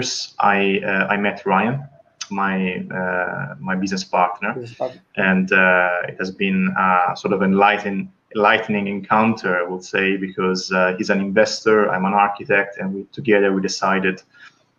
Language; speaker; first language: English; non-native, fluent; Italian